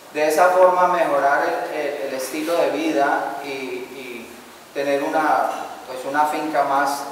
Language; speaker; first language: Spanish; native; Spanish